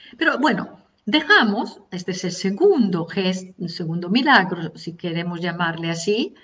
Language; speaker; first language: Spanish; non-native, fluent; Italian